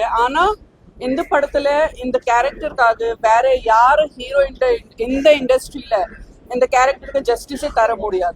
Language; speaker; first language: Tamil; non-native, fluent; Gujarati